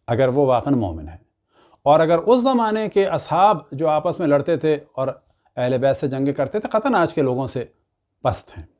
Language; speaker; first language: Urdu; native; Urdu